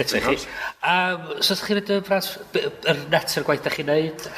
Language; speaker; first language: Welsh; native; Welsh